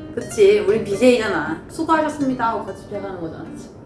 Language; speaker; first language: Korean; native; Korean